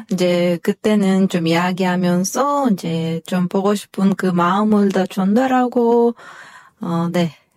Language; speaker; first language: Korean; non-native, fluent; Kyrgyz